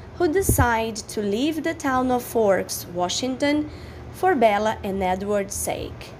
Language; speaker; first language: English; non-native, fluent; Portuguese